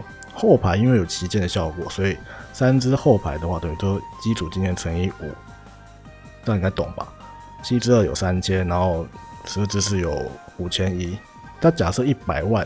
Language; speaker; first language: Chinese; native; Chinese